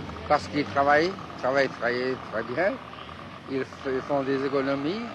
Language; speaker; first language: French; non-native, fluent; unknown